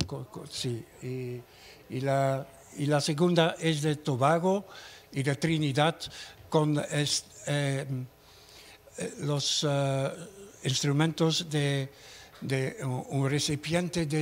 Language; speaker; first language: Spanish; non-native, learner; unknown